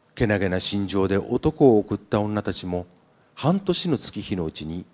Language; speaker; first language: Japanese; native; Japanese